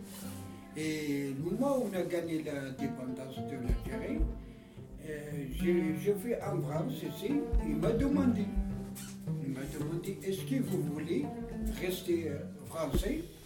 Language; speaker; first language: French; non-native, local second language; Arabic